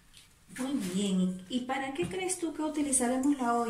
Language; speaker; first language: Spanish; native; Spanish